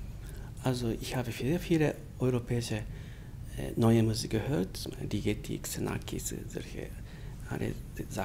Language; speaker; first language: German; non-native, fluent; Japanese